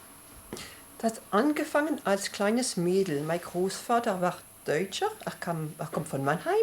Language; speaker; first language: German; early bilingual, heritage; French